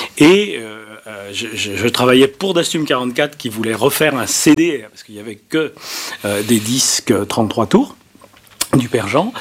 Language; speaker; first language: French; native; French